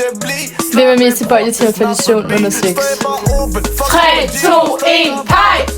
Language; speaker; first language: Danish; native; Danish